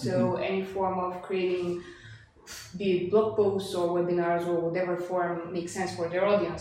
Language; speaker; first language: English; non-native, fluent; Bulgarian